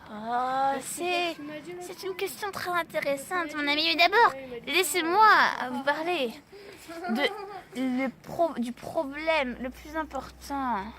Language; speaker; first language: French; native; French